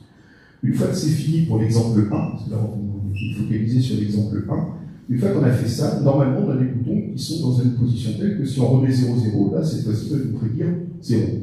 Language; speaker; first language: French; native; French